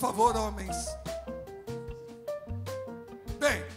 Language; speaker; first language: Portuguese; non-native, fluent; English